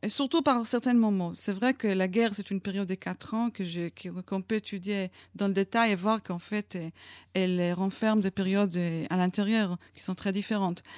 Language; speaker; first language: French; non-native, fluent; Hebrew